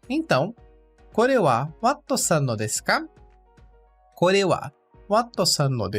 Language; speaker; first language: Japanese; non-native, learner; Portuguese